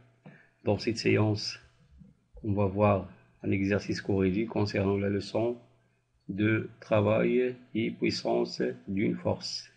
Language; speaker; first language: French; non-native, local second language; Arabic